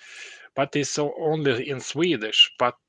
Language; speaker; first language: English; non-native, learner; Swedish